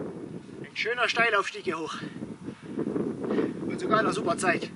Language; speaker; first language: German; native; German